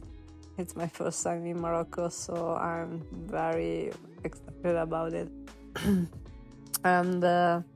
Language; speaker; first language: English; non-native, learner; Italian